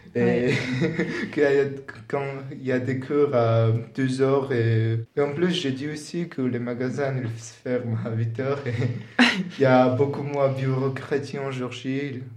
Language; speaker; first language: French; non-native, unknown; Georgian